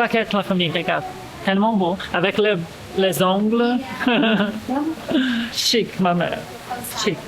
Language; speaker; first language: French; non-native, fluent; Portuguese